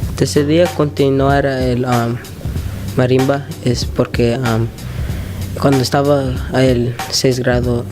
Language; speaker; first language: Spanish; early bilingual, other home language; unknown